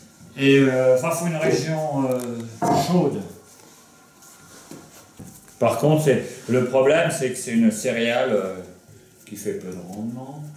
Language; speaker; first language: French; native; French